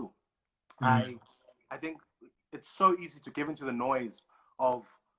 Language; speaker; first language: English; non-native, local second language; Xhosa